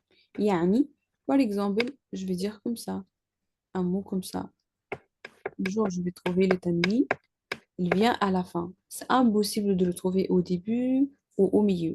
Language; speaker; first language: French; non-native, learner; Arabic